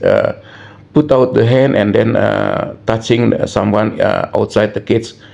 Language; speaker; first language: English; non-native, learner; Indonesian